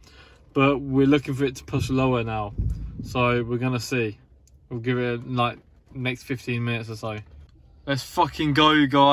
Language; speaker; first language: English; native; English